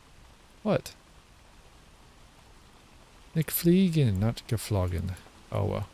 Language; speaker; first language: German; non-native, learner; English